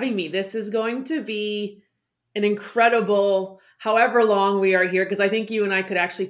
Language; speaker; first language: English; native; English